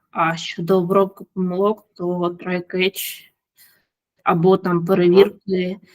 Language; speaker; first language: Ukrainian; native; Ukrainian